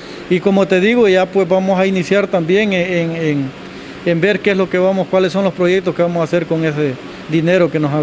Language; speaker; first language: Spanish; native; Spanish